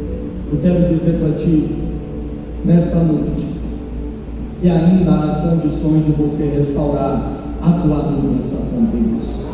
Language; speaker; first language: Portuguese; native; Portuguese